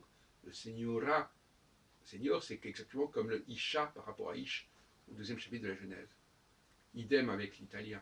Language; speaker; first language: French; native; French